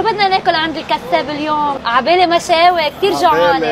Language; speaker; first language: Arabic; native; Arabic